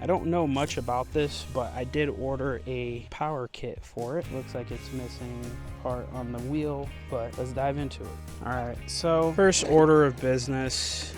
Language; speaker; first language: English; native; English